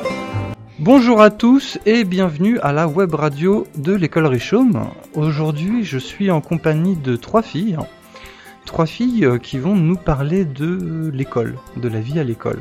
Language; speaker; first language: French; native; French